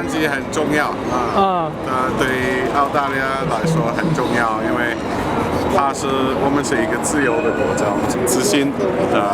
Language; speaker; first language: Chinese; non-native, fluent; English